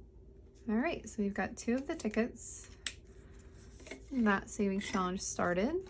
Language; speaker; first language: English; native; English